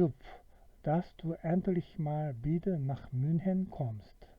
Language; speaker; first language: German; non-native, fluent; Korean